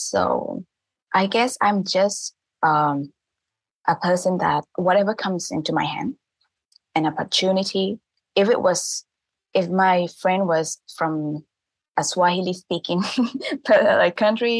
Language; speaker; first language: English; non-native, fluent; Thai